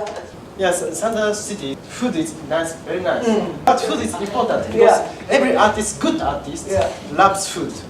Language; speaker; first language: English; non-native, learner; Japanese